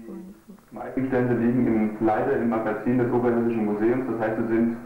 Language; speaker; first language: German; native; German